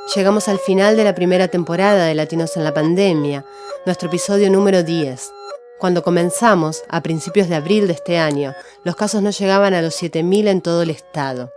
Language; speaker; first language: Spanish; native; Spanish